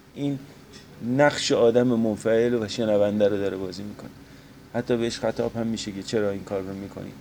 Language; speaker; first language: Persian; non-native, local second language; Azerbaijani